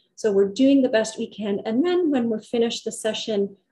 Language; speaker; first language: English; native; English